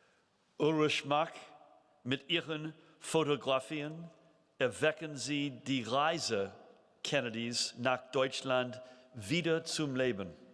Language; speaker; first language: German; non-native, fluent; English